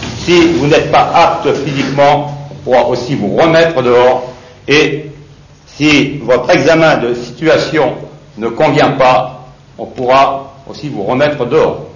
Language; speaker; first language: French; native; French